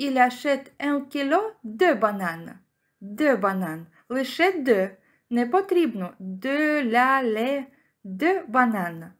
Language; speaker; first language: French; non-native, fluent; Ukrainian